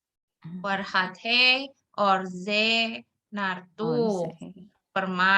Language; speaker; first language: Dutch; non-native, learner; Indonesian